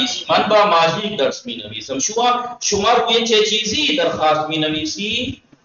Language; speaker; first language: Persian; non-native, fluent; Urdu